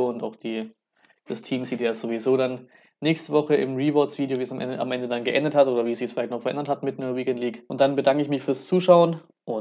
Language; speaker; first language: German; native; German